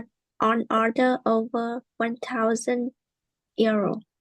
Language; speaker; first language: English; non-native, learner; Vietnamese